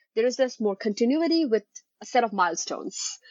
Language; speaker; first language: English; non-native, local second language; Bangla